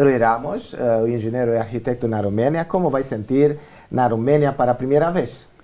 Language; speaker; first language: Portuguese; non-native, learner; Romanian